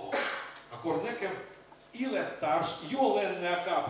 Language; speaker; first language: Hungarian; non-native, learner; Russian